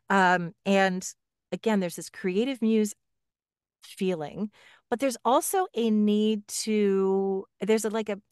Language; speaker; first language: English; native; English